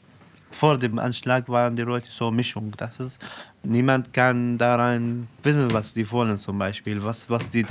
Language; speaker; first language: German; non-native, fluent; Arabic